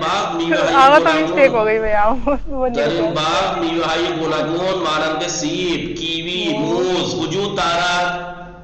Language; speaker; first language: Persian; non-native, fluent; Urdu